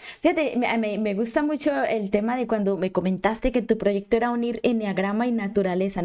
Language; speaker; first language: Spanish; native; Spanish